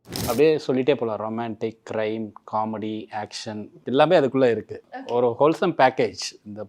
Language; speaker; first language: Tamil; native; Tamil